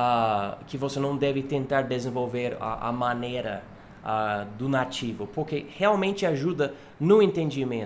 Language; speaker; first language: Portuguese; non-native, fluent; English